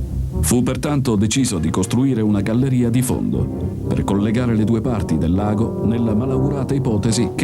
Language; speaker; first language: Italian; native; Italian